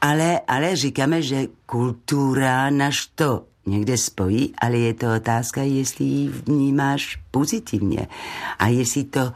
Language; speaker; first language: Czech; non-native, learner; French